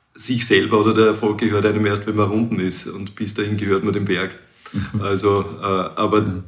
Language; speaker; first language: German; native; German